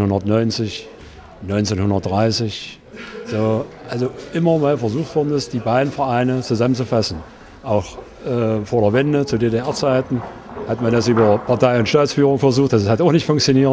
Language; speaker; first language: German; native; German